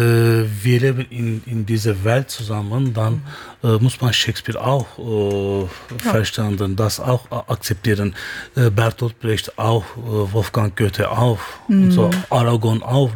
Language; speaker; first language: German; non-native, learner; Turkish